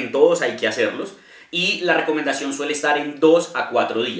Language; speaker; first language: Spanish; native; Spanish